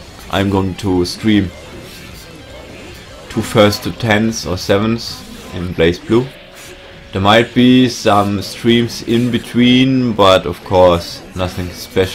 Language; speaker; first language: English; non-native, fluent; German